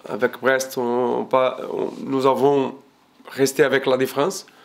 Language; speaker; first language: French; non-native, fluent; Portuguese